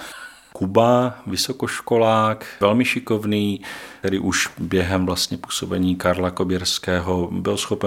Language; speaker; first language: Czech; native; Czech